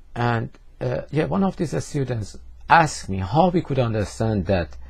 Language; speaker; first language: English; non-native, fluent; Persian